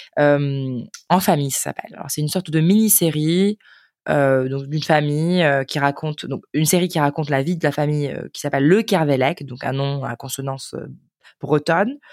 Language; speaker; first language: French; native; French